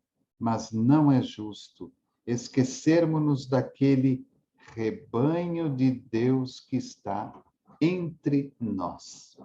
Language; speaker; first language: Portuguese; native; Portuguese